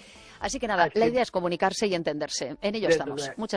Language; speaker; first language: Spanish; native; Spanish